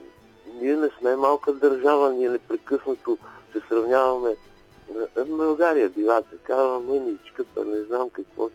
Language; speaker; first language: Bulgarian; native; Bulgarian